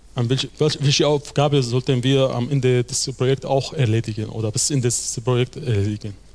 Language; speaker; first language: German; non-native, fluent; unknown